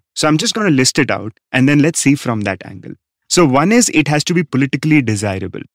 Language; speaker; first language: English; non-native, local second language; Hindi